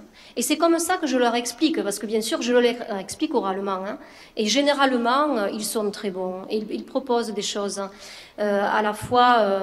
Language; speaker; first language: French; native; French